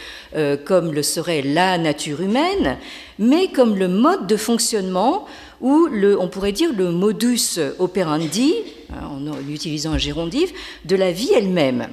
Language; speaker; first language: French; native; French